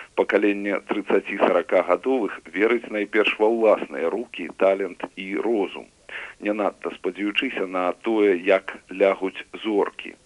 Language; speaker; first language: Belarusian; native; Belarusian